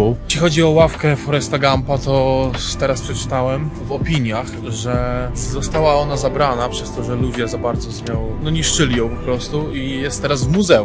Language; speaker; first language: Polish; native; Polish